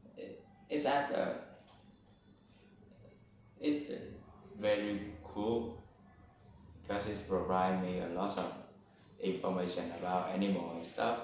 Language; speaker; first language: English; non-native, learner; Vietnamese